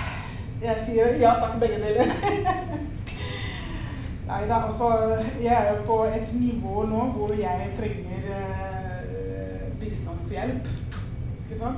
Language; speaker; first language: Norwegian; non-native, fluent; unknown